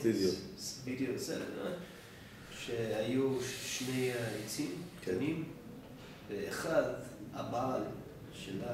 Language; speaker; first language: Hebrew; non-native, learner; English